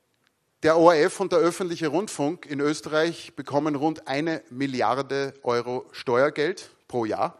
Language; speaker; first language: German; native; German